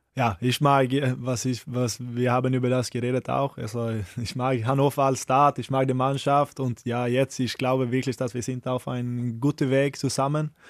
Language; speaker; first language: German; non-native, learner; Swedish